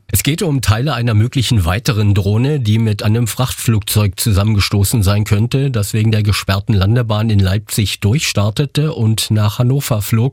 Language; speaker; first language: German; native; German